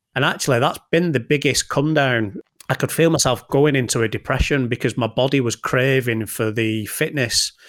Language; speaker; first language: English; native; English